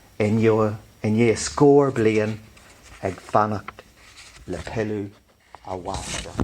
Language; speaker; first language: Irish; non-native, local second language; English